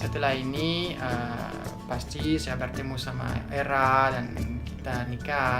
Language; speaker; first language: Indonesian; non-native, fluent; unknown